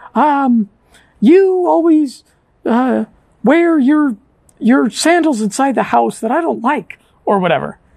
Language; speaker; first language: English; native; English